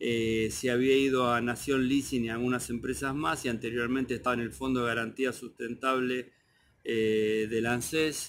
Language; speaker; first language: Spanish; native; Spanish